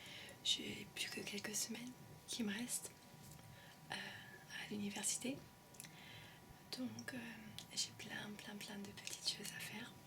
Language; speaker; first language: French; early bilingual, heritage; French